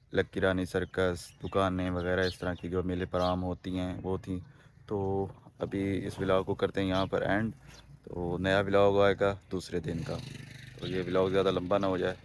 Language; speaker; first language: Urdu; non-native, local second language; Punjabi